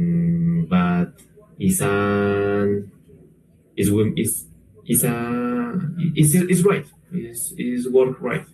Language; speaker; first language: English; non-native, learner; Spanish